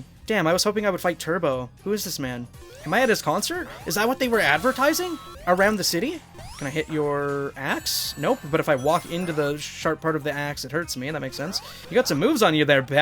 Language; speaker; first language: English; native; English